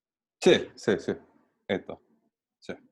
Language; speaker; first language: Spanish; non-native, learner; English